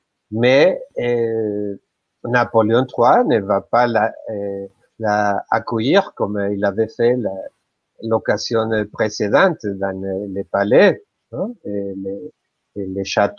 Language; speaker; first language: French; non-native, fluent; Spanish